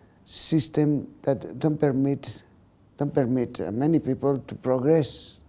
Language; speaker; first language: English; non-native, learner; Spanish